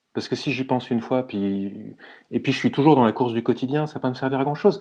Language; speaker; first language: French; native; French